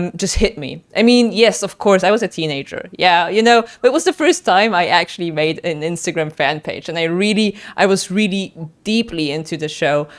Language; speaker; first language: English; non-native, fluent; German